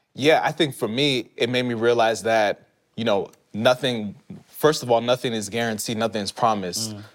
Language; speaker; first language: English; early bilingual, other home language; Haitian Creole